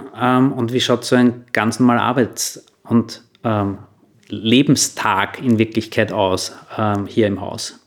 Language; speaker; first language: German; native; German